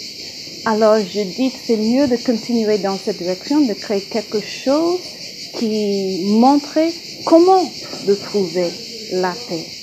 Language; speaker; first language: French; non-native, fluent; English